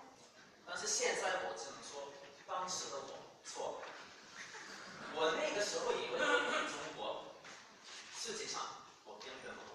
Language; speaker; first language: Chinese; non-native, fluent; Finnish